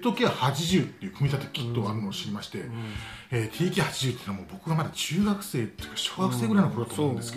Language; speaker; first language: Japanese; native; Japanese